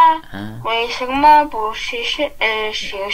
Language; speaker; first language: Chinese; non-native, learner; English